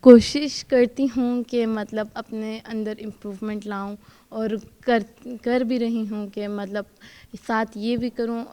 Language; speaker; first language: Urdu; non-native, local second language; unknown